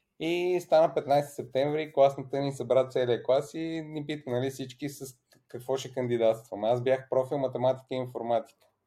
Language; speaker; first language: Bulgarian; early bilingual, other home language; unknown